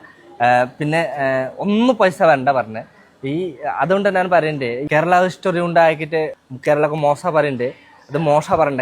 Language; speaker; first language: Malayalam; non-native, local second language; Hindi